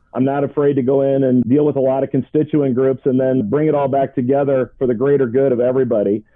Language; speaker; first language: English; native; English